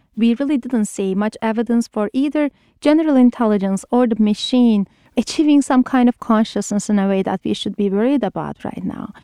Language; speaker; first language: English; non-native, fluent; Turkish